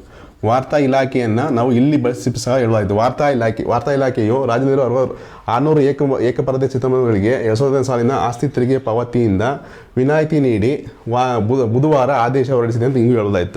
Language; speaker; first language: Kannada; native; Kannada